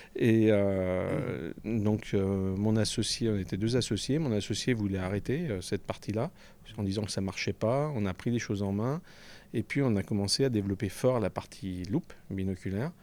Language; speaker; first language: French; native; French